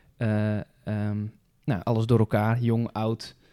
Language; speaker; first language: Dutch; native; Dutch